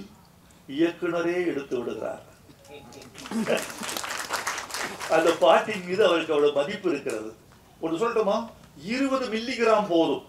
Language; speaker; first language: Tamil; native; Tamil